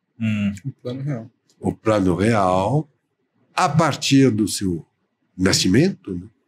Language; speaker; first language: Portuguese; non-native, fluent; French